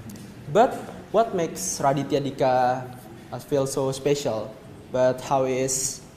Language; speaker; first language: English; non-native, learner; Indonesian